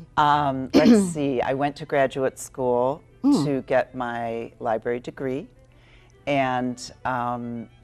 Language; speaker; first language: English; native; English